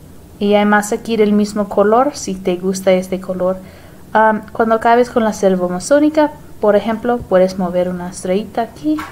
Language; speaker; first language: Spanish; non-native, fluent; English